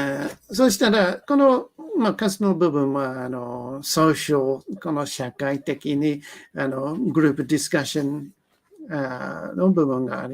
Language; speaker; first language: Japanese; non-native, learner; English